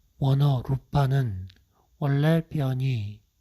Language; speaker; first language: Korean; native; Korean